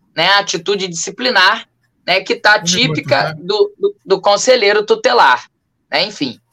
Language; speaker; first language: Portuguese; native; Portuguese